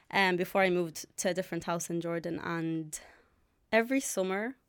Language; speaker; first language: English; native; English